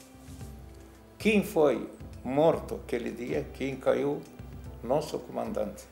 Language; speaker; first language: Portuguese; non-native, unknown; Arabic